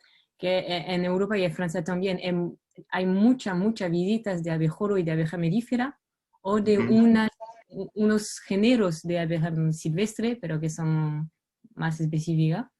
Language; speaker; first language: Spanish; non-native, fluent; French